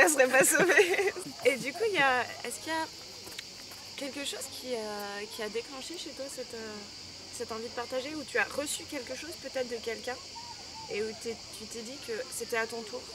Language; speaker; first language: French; native; French